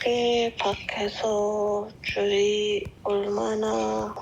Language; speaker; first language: Korean; non-native, learner; English